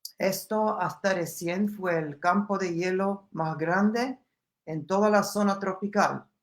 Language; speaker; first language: Spanish; non-native, fluent; German